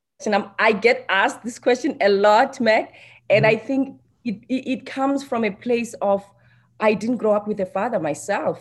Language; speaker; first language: English; non-native, local second language; Xhosa